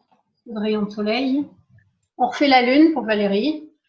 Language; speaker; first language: French; native; French